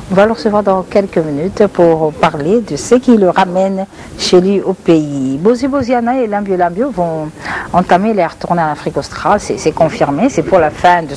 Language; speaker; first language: French; non-native, local second language; Lingala